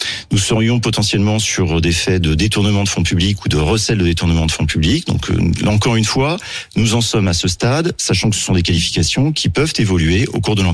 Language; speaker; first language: French; native; French